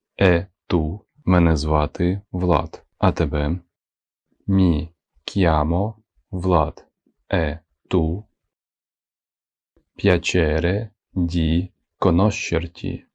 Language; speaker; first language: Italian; non-native, fluent; Ukrainian